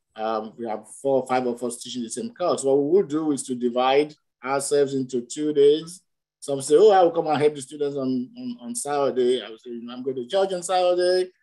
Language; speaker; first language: English; non-native, local second language; Yoruba